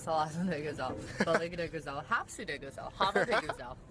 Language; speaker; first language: Turkish; non-native, learner; Russian